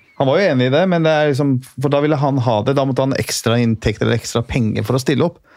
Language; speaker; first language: Norwegian; early bilingual, other home language; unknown